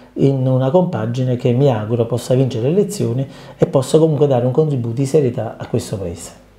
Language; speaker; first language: Italian; native; Italian